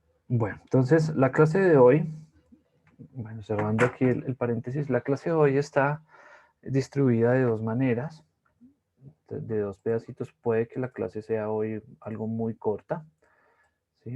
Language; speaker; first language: Spanish; native; Spanish